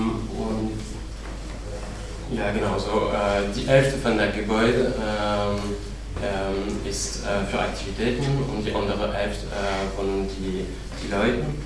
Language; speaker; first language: German; non-native, fluent; French